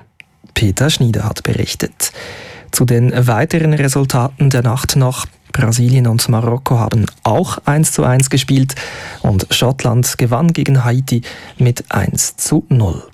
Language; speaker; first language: German; native; German